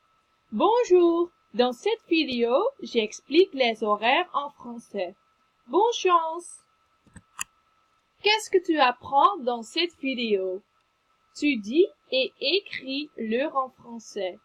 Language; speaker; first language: French; non-native, fluent; Dutch